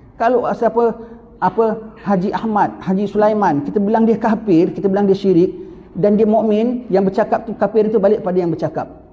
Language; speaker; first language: Malay; native; Malay